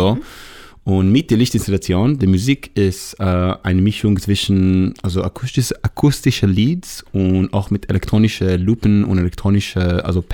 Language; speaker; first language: German; non-native, learner; Hebrew